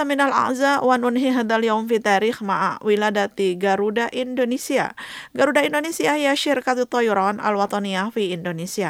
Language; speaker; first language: Arabic; non-native, fluent; Indonesian